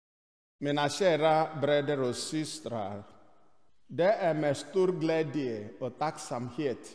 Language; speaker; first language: Swedish; non-native, fluent; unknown